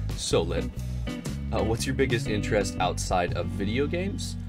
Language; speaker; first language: English; native; English